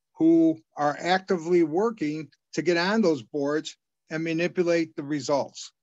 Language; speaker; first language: English; native; English